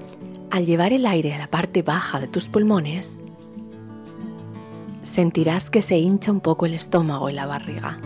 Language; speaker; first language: Spanish; native; Spanish